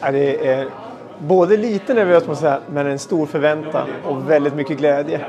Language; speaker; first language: Swedish; native; Swedish